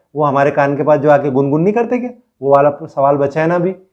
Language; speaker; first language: Hindi; non-native, local second language; Marathi